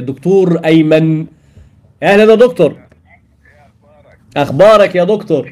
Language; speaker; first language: Arabic; native; Arabic